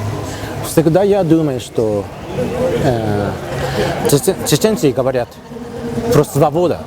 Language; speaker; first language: Russian; non-native, learner; Japanese